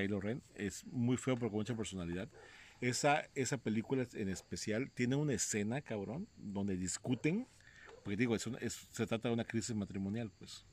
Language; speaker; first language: Spanish; native; Spanish